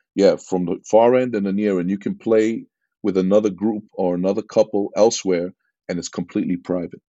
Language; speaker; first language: English; native; English